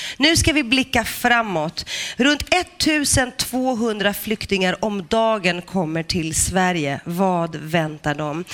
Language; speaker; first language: Swedish; early bilingual, other home language; Greek